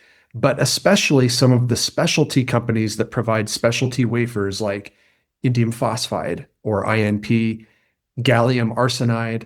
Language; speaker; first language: English; native; English